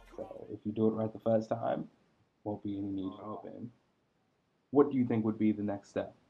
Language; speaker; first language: English; native; English